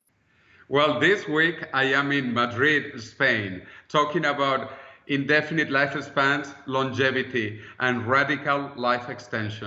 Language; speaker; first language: English; non-native, fluent; Spanish